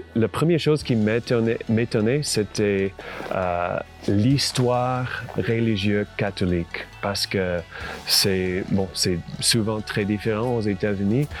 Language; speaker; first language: French; non-native, fluent; English